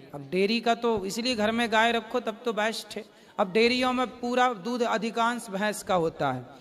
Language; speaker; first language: Hindi; native; Hindi